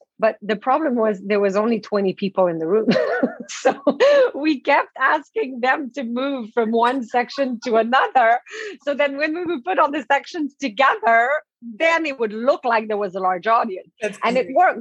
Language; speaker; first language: English; non-native, fluent; French